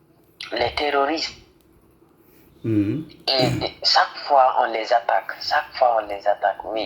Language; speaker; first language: French; non-native, fluent; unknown